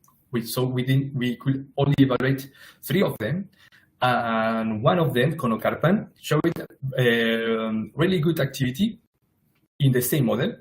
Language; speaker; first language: English; non-native, fluent; Spanish